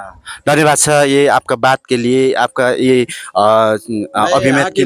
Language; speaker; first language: Hindi; non-native, learner; Nepali